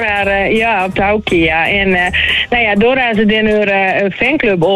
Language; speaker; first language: Dutch; native; Dutch